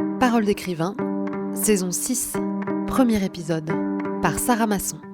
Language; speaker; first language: French; native; French